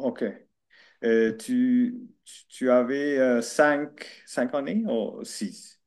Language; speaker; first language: French; non-native, learner; Finnish